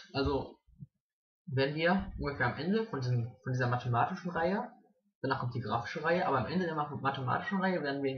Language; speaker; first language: German; native; German